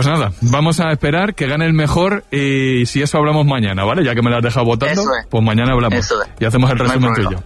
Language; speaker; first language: Spanish; native; Spanish